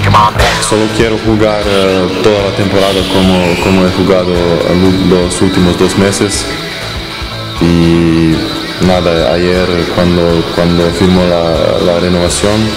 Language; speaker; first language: Spanish; non-native, fluent; Serbian